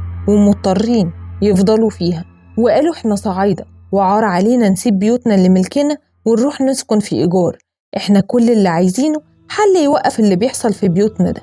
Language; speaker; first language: Arabic; native; Arabic